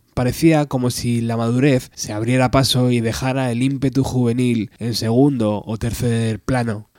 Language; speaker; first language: Spanish; native; Spanish